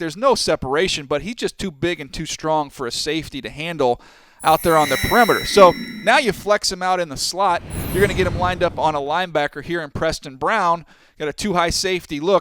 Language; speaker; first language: English; native; English